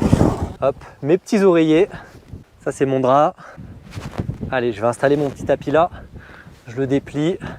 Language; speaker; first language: French; native; French